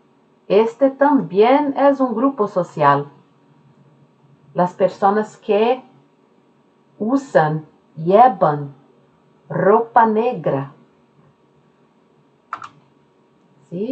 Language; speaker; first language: Spanish; non-native, fluent; Norwegian